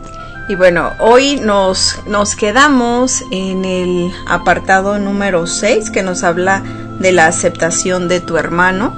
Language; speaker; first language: Spanish; native; Spanish